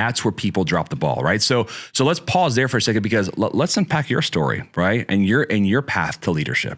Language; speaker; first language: English; native; English